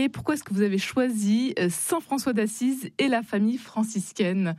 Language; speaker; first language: French; native; French